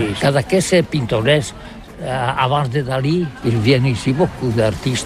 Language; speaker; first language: French; non-native, learner; Catalan